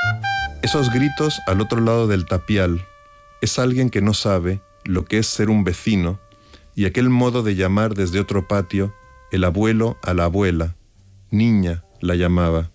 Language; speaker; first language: Spanish; native; Spanish